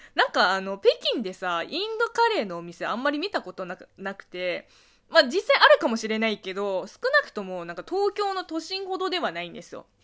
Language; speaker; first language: Japanese; non-native, fluent; Chinese